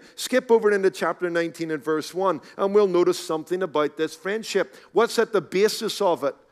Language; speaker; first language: English; native; English